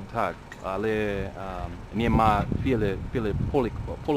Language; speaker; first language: Polish; non-native, learner; English